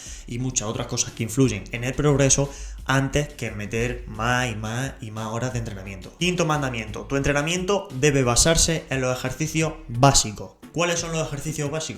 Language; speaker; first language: Spanish; native; Spanish